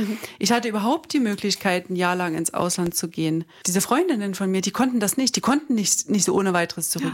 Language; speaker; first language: German; native; German